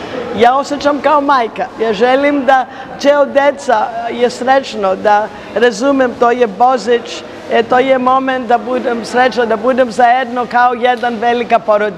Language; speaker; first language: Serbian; non-native, learner; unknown